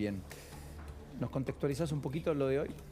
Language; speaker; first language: Spanish; native; Spanish